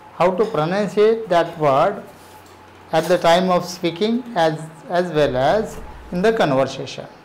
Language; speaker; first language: English; non-native, local second language; Marathi